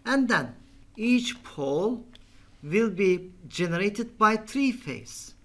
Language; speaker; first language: English; non-native, fluent; Turkish